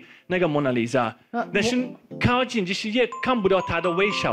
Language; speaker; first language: Chinese; non-native, fluent; Slovak